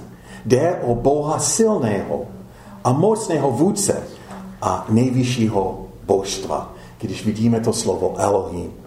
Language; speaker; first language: Czech; non-native, fluent; English